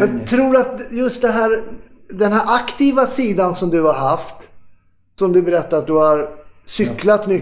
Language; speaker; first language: Swedish; native; Swedish